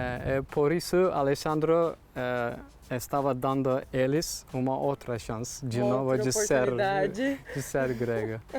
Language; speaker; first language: Portuguese; non-native, learner; Turkish